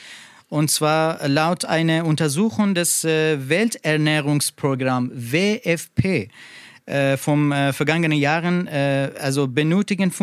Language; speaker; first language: German; non-native, learner; Persian